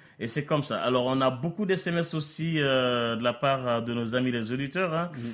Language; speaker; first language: French; non-native, local second language; Bambara